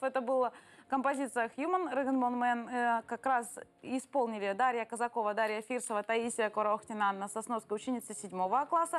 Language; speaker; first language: Russian; native; Russian